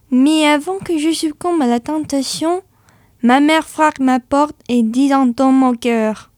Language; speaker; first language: French; non-native, fluent; Spanish